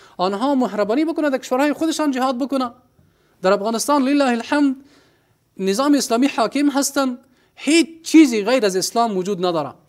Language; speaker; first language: Persian; non-native, local second language; Pashto